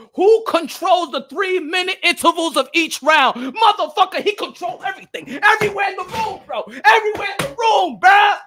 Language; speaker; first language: English; native; English